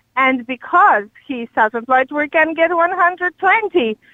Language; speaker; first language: English; non-native, fluent; Polish